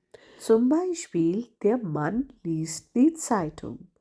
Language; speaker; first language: German; non-native, fluent; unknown